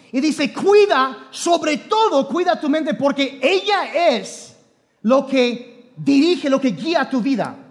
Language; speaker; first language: Spanish; non-native, fluent; English